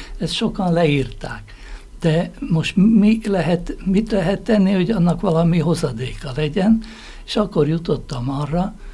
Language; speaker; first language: Hungarian; native; Hungarian